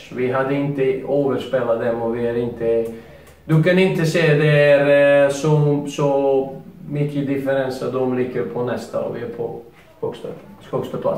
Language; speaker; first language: Swedish; non-native, learner; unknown